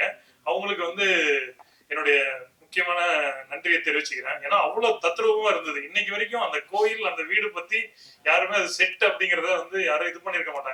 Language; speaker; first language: Tamil; native; Tamil